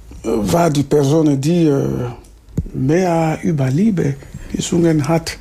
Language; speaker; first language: German; non-native, fluent; Lingala